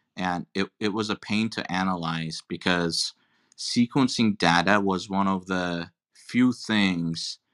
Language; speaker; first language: English; non-native, fluent; Turkish